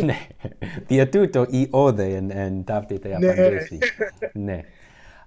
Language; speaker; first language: Greek; non-native, learner; English